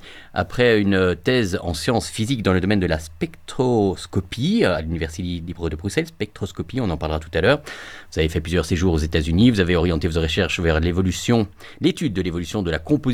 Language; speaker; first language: French; native; French